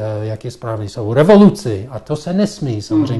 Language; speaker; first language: Czech; non-native, fluent; English